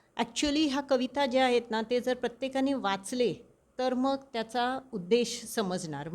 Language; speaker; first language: Marathi; non-native, local second language; Konkani